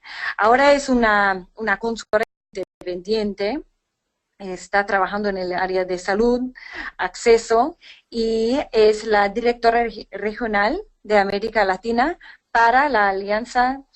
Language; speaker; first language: Spanish; non-native, fluent; English